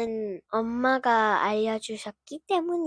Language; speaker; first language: Korean; early bilingual, heritage; Korean